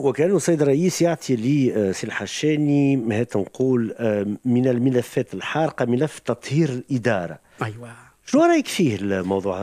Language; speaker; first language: Arabic; native; Arabic